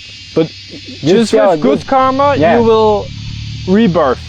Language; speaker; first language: English; non-native, fluent; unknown